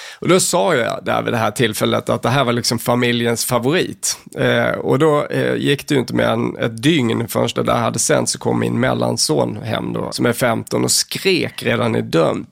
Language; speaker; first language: Swedish; native; Swedish